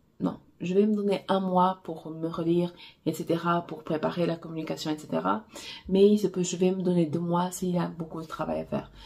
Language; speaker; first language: French; non-native, fluent; Portuguese